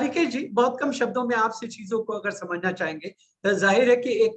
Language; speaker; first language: Hindi; native; Hindi